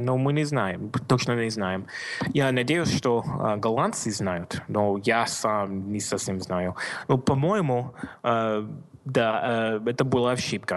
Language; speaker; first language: Russian; non-native, learner; English